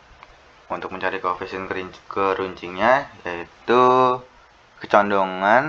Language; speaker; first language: Indonesian; native; Indonesian